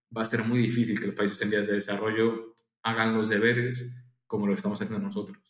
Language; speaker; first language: Spanish; native; Spanish